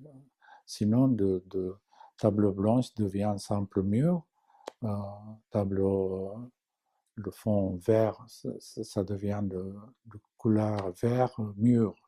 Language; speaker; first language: French; non-native, fluent; Japanese